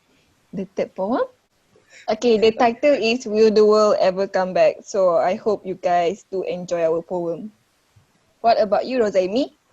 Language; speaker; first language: English; non-native, fluent; Malay